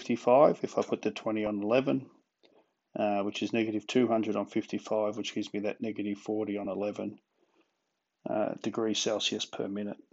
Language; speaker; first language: English; native; English